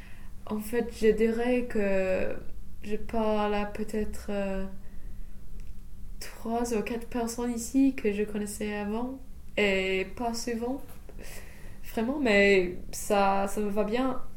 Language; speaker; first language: French; non-native, fluent; English